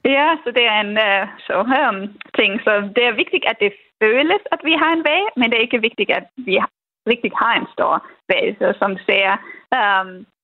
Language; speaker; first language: Danish; non-native, fluent; German